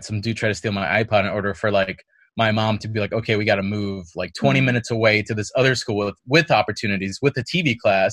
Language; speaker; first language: English; native; English